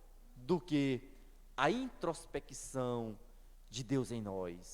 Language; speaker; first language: Portuguese; native; Portuguese